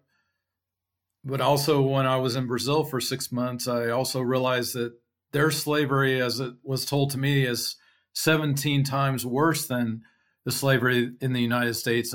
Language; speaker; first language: English; native; English